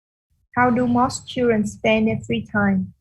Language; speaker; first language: English; non-native, fluent; Vietnamese